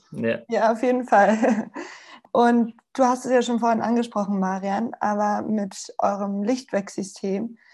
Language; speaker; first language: German; non-native, fluent; Spanish